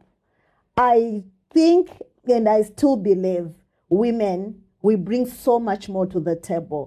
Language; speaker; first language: English; non-native, local second language; Shona